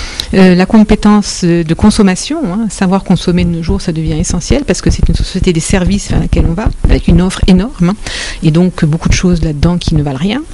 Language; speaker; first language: French; native; French